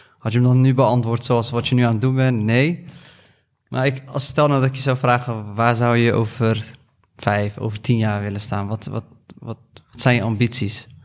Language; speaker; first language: Dutch; early bilingual, other home language; Arabic